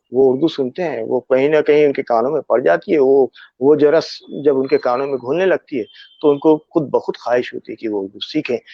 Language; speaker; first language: Urdu; native; Urdu